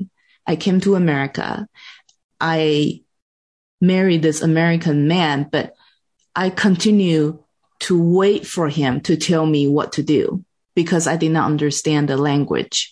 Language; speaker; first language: English; non-native, fluent; Chinese